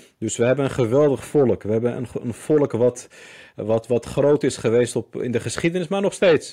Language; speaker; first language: Dutch; early bilingual, other home language; Arabic